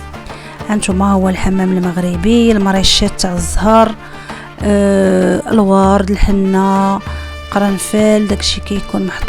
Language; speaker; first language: Arabic; native; Arabic